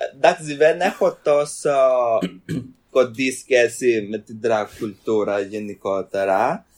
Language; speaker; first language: Greek; early bilingual, other home language; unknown